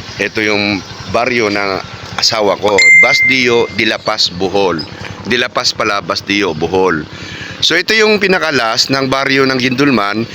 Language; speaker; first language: Filipino; non-native, local second language; Cebuano